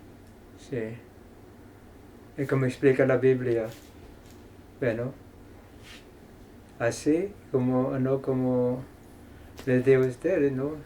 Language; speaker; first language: Spanish; non-native, fluent; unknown